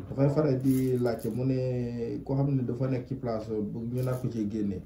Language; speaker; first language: Wolof; non-native, local second language; Fula